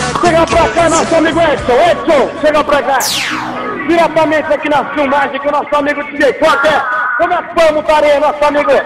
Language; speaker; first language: Portuguese; native; Portuguese